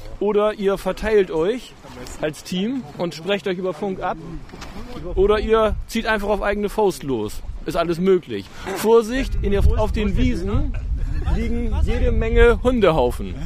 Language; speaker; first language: German; native; German